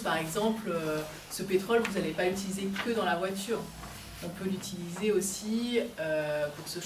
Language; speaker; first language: French; native; French